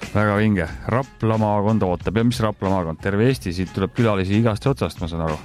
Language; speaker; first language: Estonian; native; Estonian